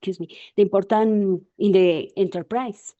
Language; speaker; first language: English; non-native, learner; Spanish